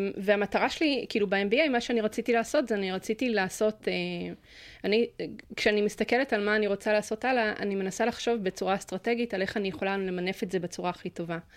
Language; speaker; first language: Hebrew; early bilingual, other home language; English